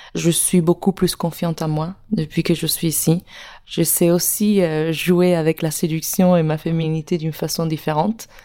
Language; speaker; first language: French; non-native, fluent; Italian